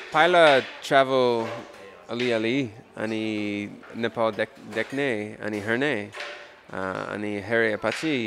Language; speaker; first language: Nepali; non-native, learner; English